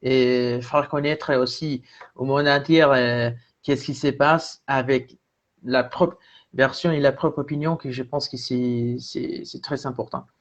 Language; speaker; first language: French; non-native, fluent; Spanish